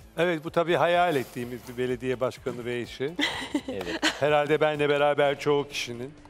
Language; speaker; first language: Turkish; native; Turkish